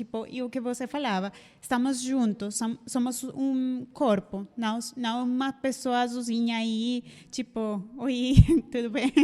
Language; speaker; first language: Portuguese; non-native, fluent; Spanish